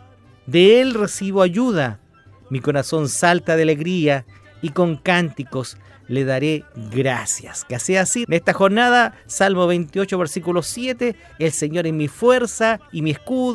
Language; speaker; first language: Spanish; native; Spanish